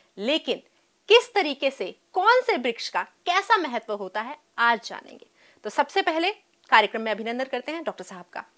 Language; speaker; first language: Hindi; native; Hindi